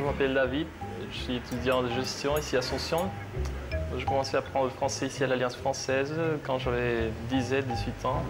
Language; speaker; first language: French; non-native, fluent; Spanish